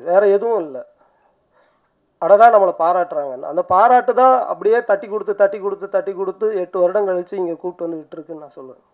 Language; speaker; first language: Tamil; native; Tamil